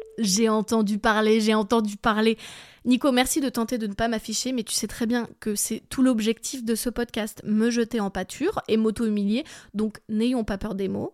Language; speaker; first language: French; early bilingual, other home language; English